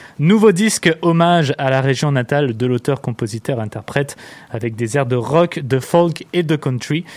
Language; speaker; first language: French; native; French